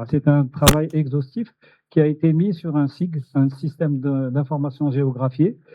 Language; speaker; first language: French; non-native, local second language; Arabic